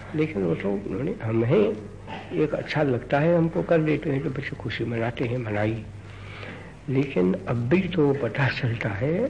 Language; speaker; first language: Hindi; non-native, local second language; Gujarati